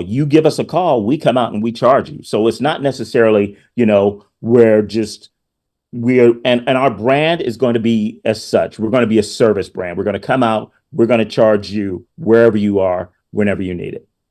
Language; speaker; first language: English; native; English